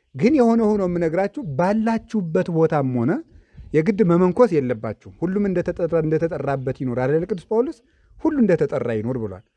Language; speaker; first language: Amharic; native; Amharic